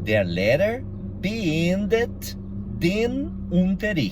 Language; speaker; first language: German; non-native, fluent; Portuguese